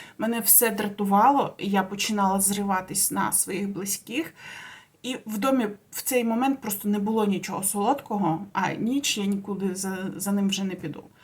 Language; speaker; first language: Ukrainian; non-native, local second language; Russian